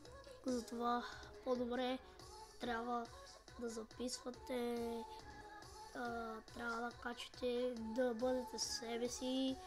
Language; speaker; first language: Bulgarian; non-native, local second language; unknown